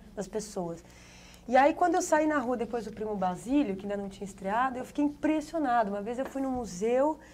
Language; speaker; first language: Portuguese; native; Portuguese